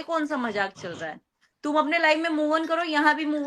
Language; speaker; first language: Hindi; native; Hindi